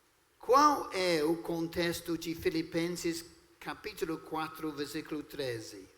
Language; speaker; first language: Portuguese; non-native, fluent; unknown